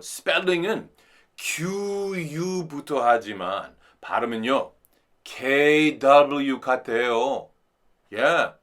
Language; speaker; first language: Korean; non-native, fluent; English